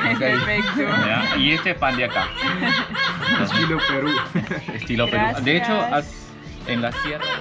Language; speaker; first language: Spanish; non-native, learner; Ukrainian